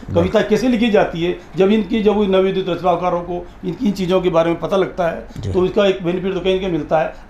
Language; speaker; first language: Hindi; native; Hindi